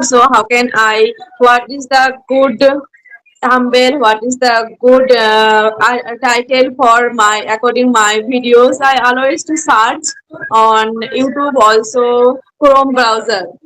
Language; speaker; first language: English; non-native, learner; Bangla